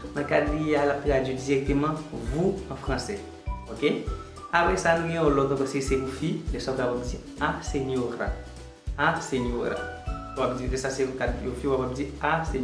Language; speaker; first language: French; non-native, learner; Haitian Creole